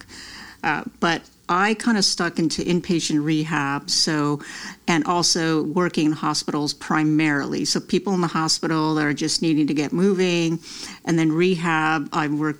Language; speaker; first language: English; native; English